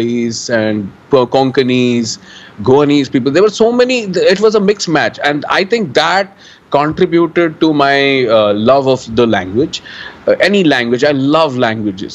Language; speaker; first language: English; non-native, local second language; Bangla